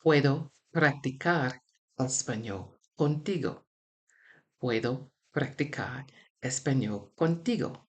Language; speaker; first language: Spanish; non-native, learner; English